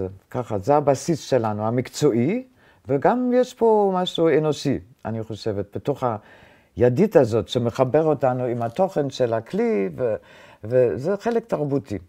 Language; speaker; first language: Hebrew; non-native, fluent; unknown